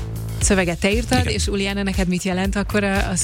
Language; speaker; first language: Hungarian; native; Hungarian